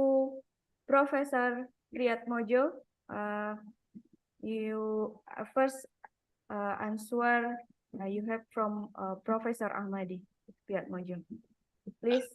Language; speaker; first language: English; non-native, learner; Indonesian